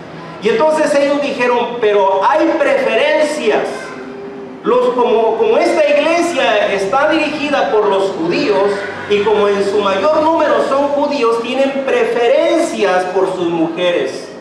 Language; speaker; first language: Spanish; native; Spanish